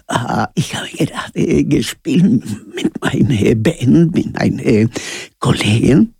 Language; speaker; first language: German; non-native, learner; Spanish